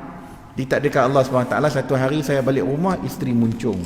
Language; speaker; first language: Malay; native; Malay